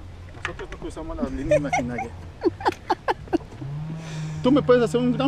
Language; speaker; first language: Spanish; native; Spanish